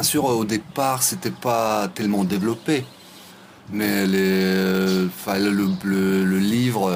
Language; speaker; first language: French; non-native, fluent; Russian